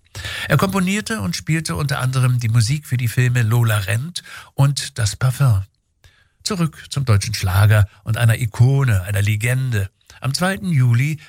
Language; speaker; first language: German; native; German